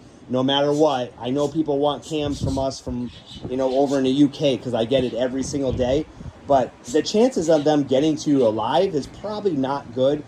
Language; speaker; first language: English; native; English